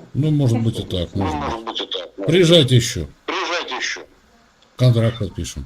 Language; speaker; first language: Russian; native; Russian